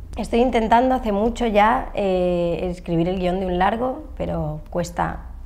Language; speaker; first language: Spanish; native; Spanish